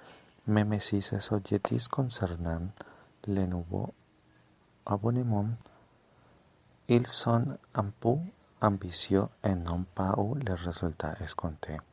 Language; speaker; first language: French; non-native, fluent; Spanish